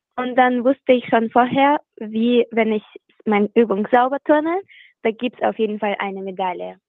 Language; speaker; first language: German; non-native, fluent; Russian